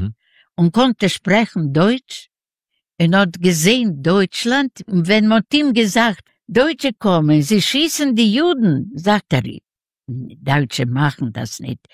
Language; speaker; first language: German; non-native, learner; Yiddish